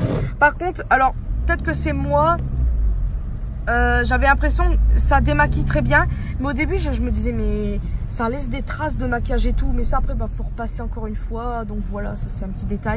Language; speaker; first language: French; native; French